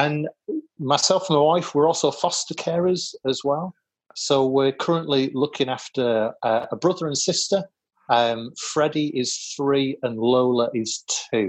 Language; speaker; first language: English; native; English